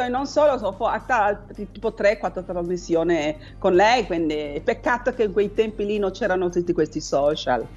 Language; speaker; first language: Italian; non-native, fluent; Spanish